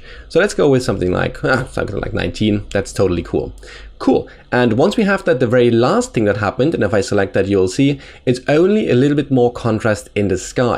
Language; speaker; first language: English; non-native, fluent; German